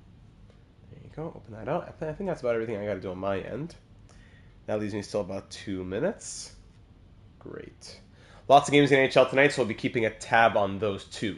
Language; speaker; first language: English; native; English